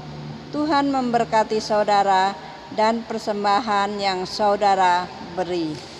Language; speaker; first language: Indonesian; native; Indonesian